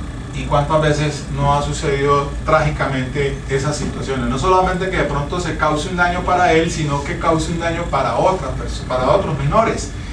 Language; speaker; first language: Spanish; native; Spanish